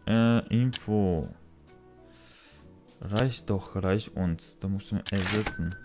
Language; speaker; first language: German; non-native, learner; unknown